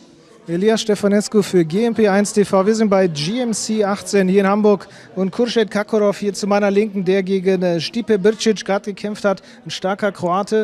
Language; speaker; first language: German; native; German